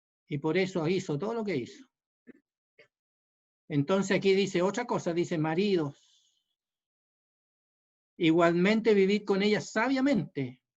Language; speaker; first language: Spanish; native; Spanish